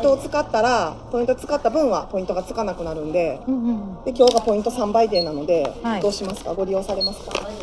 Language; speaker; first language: Japanese; native; Japanese